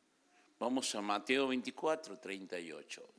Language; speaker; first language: Spanish; native; Spanish